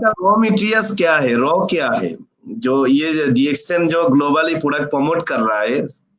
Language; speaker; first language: Hindi; non-native, fluent; Bangla